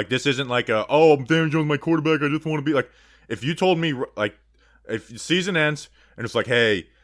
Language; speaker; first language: English; native; English